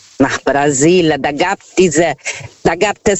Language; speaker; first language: German; non-native, fluent; Portuguese